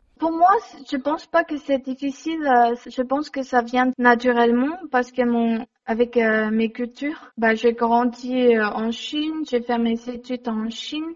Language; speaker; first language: French; non-native, learner; Chinese